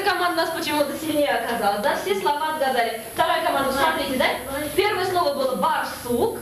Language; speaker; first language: Russian; non-native, local second language; Bashkir